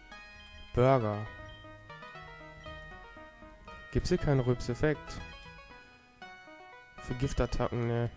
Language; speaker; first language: German; native; German